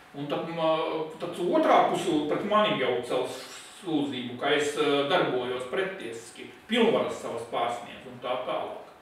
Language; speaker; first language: Latvian; native; Latvian